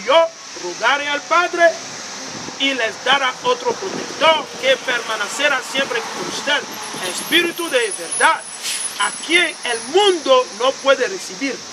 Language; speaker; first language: Spanish; non-native, learner; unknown